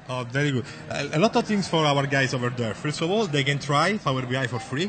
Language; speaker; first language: English; non-native, fluent; Italian